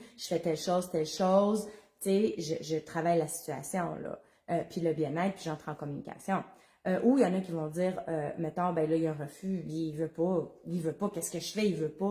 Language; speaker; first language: French; native; French